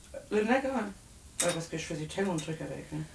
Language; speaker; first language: French; native; French